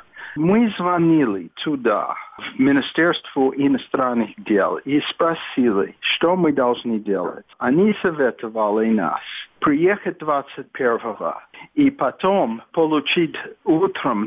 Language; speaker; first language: Russian; non-native, fluent; English